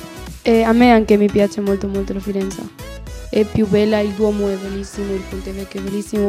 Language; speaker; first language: Italian; non-native, learner; Spanish